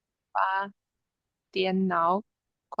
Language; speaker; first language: Chinese; non-native, learner; English